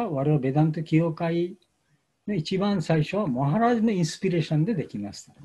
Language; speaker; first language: Japanese; non-native, fluent; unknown